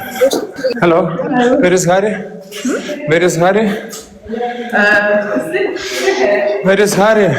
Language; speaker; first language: English; non-native, learner; Lithuanian